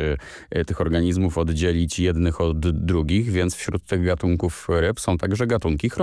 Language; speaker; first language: Polish; native; Polish